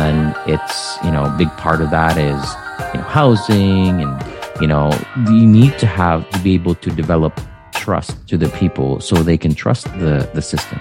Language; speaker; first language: English; non-native, local second language; Filipino